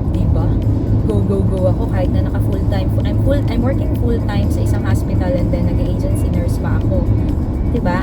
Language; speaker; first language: Filipino; native; Filipino